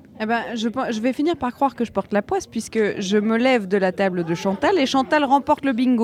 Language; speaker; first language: French; native; French